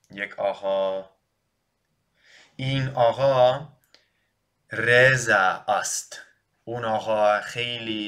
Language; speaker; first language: Persian; non-native, learner; Dutch